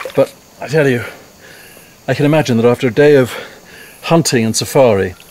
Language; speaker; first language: English; native; English